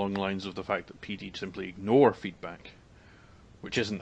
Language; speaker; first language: English; native; English